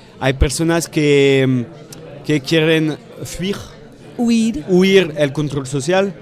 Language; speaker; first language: Spanish; non-native, fluent; French